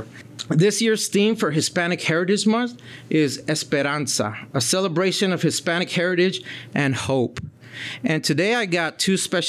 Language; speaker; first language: English; early bilingual, other home language; Spanish